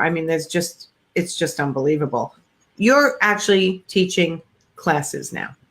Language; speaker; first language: English; native; English